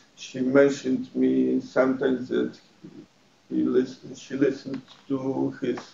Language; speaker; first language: English; non-native, fluent; Polish